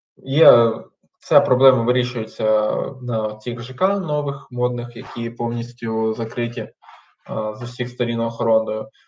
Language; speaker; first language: Ukrainian; non-native, local second language; Russian